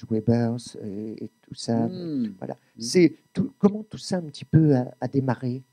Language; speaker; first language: French; native; French